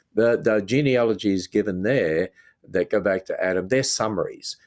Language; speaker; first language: English; native; English